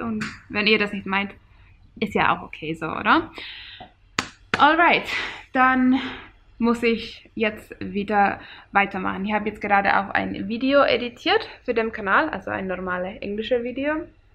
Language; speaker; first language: German; non-native, fluent; Finnish